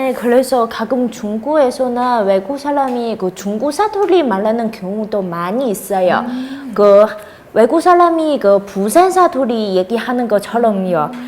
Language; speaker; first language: Korean; non-native, fluent; Chinese